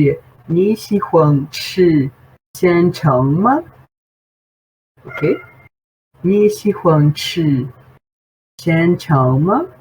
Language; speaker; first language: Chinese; non-native, fluent; Portuguese